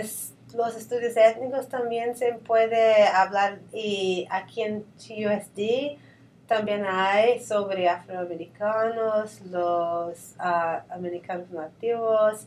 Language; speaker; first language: Spanish; non-native, fluent; English